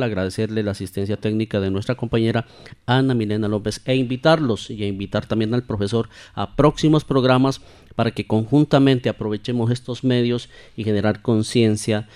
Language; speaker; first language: Spanish; native; Spanish